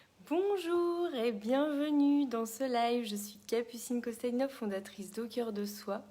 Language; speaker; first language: French; native; French